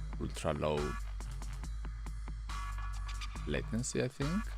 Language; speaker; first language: English; non-native, fluent; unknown